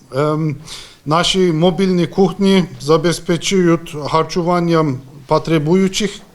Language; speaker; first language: Ukrainian; native; Ukrainian